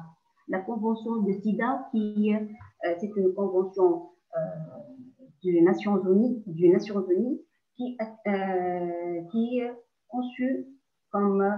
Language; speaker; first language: French; non-native, local second language; Arabic